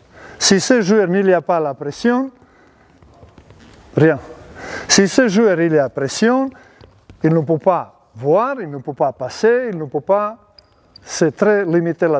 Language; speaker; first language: French; non-native, learner; Serbian